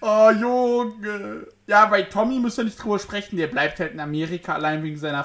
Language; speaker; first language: German; native; German